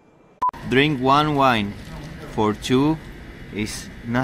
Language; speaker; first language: English; non-native, learner; Spanish